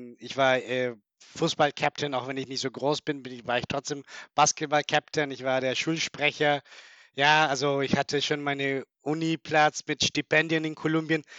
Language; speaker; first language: German; non-native, fluent; Spanish